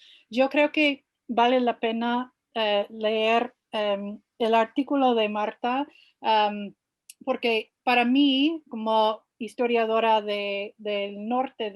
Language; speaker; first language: Spanish; non-native, fluent; English